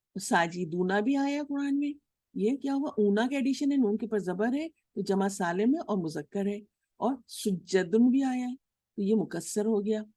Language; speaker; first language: Urdu; native; Urdu